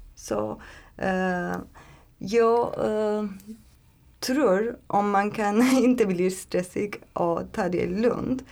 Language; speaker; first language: Swedish; non-native, learner; Turkish